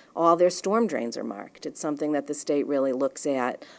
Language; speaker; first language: English; native; English